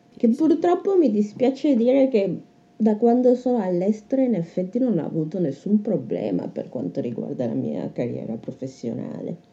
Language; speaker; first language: Italian; native; Italian